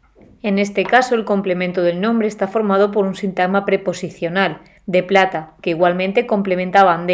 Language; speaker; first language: Spanish; native; Spanish